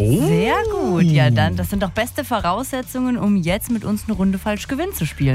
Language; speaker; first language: German; native; German